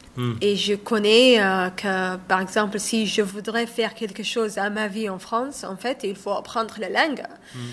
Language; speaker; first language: French; non-native, fluent; Arabic